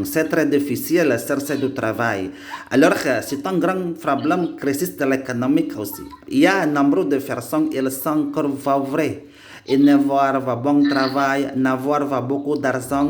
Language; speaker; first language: French; non-native, learner; Indonesian